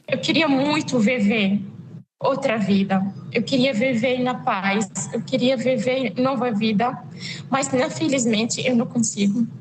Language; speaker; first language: Portuguese; non-native, learner; Arabic